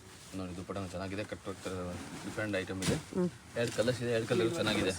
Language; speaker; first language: Kannada; non-native, local second language; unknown